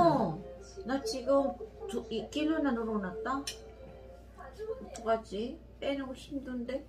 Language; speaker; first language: Korean; non-native, learner; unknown